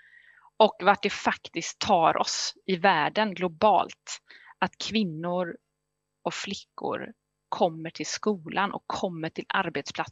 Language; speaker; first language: Swedish; native; Swedish